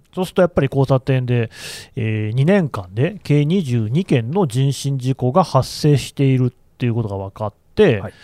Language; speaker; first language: Japanese; native; Japanese